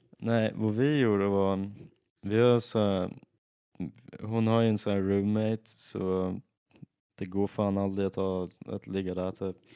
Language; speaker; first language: Swedish; native; Swedish